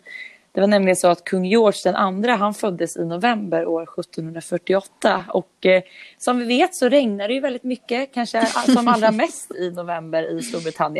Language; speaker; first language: Swedish; native; Swedish